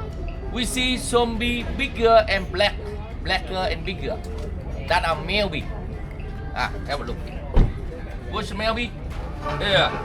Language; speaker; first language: English; non-native, learner; Vietnamese